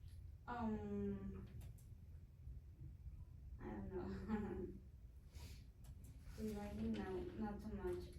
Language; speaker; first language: English; non-native, learner; Spanish